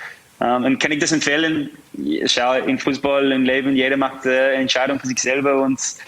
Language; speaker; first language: German; non-native, fluent; English